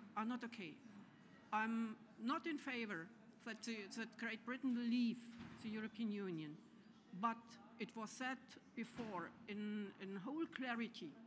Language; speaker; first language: English; non-native, fluent; German